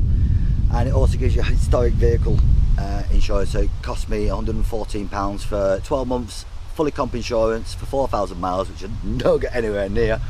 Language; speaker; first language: English; native; English